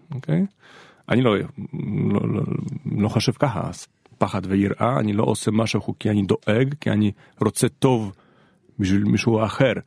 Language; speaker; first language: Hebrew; non-native, fluent; Polish